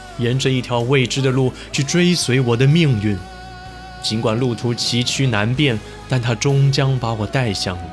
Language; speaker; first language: Chinese; native; Chinese